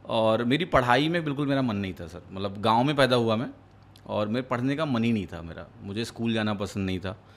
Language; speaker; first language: Hindi; native; Hindi